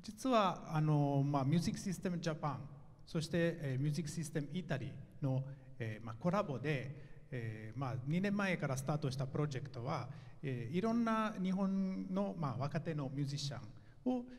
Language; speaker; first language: Japanese; non-native, fluent; Italian